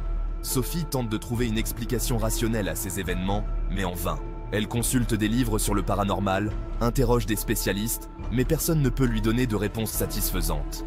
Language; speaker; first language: French; native; French